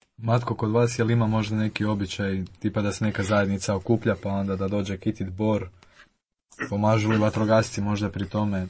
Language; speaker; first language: Croatian; native; Croatian